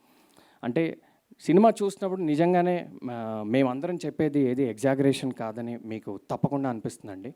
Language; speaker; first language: Telugu; native; Telugu